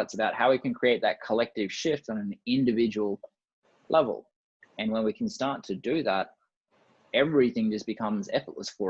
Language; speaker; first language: English; native; English